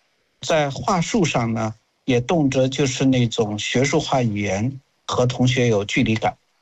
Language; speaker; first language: Chinese; native; Chinese